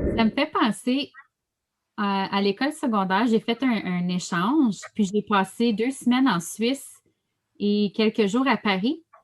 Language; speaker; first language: French; native; French